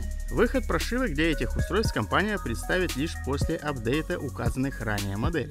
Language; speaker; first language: Russian; native; Russian